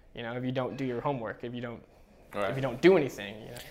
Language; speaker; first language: English; native; English